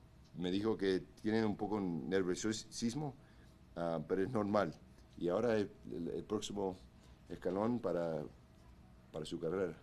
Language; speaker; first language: Spanish; early bilingual, heritage; Spanish